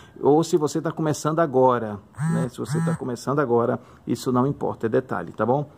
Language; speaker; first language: Portuguese; native; Portuguese